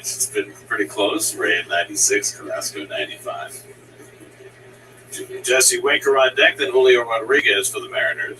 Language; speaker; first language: English; native; English